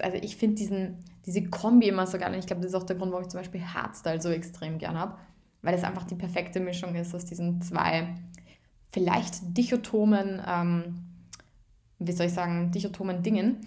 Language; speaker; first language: German; native; German